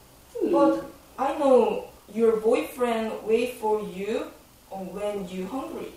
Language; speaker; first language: English; non-native, learner; Korean